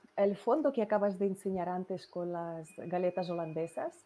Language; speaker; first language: Spanish; non-native, fluent; Russian